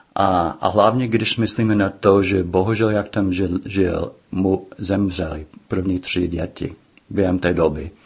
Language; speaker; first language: Czech; non-native, fluent; English